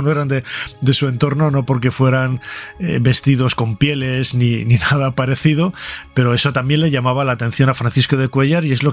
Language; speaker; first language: Spanish; native; Spanish